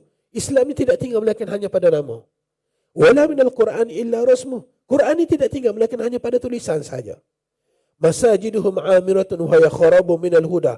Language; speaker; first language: Malay; native; Malay